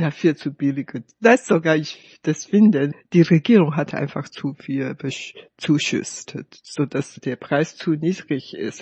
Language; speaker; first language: German; non-native, fluent; Chinese